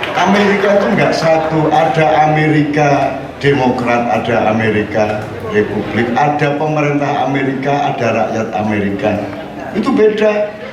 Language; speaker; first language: Indonesian; non-native, local second language; Javanese